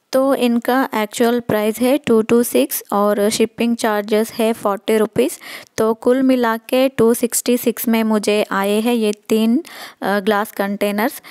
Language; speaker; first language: Hindi; non-native, local second language; Telugu